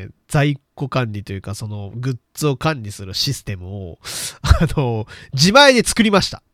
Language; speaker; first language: Japanese; native; Japanese